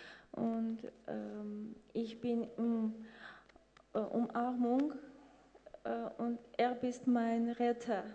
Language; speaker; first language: German; non-native, learner; Armenian